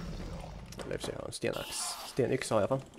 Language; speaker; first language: Swedish; native; Swedish